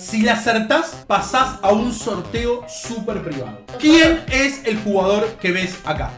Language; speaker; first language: Spanish; native; Spanish